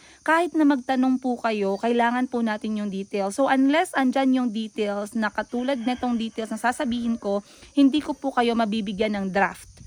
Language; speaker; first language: Filipino; non-native, local second language; Cebuano